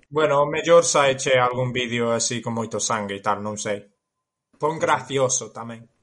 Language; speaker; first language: Galician; non-native, fluent; English